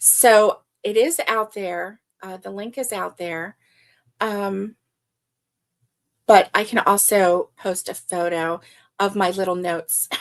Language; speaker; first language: English; native; English